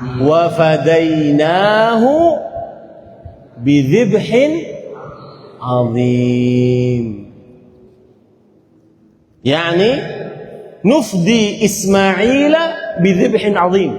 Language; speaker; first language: Arabic; non-native, fluent; Indonesian